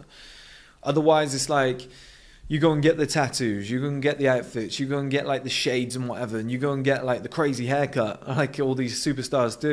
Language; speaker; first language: English; native; English